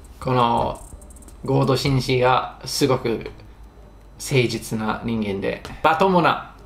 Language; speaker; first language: Japanese; non-native, fluent; English